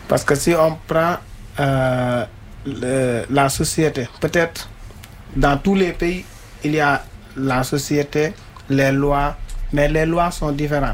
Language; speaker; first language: French; non-native, fluent; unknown